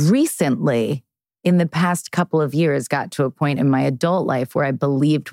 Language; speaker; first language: English; native; English